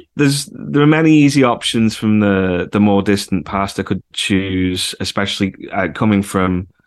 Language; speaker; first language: English; native; English